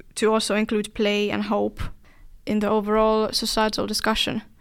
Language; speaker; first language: English; non-native, fluent; Finnish